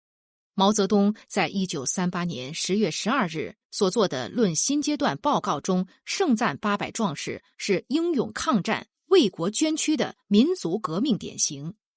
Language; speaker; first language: Chinese; native; Chinese